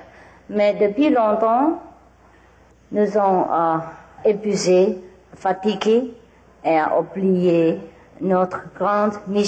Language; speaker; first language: French; non-native, learner; Vietnamese